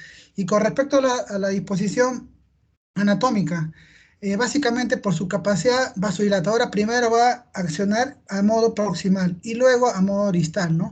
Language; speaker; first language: Spanish; native; Spanish